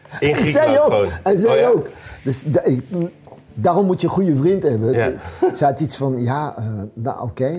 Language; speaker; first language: Dutch; non-native, fluent; French